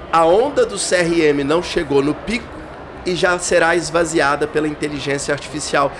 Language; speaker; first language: Portuguese; native; Portuguese